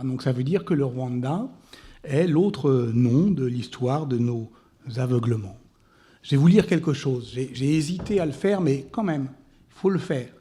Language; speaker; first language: French; native; French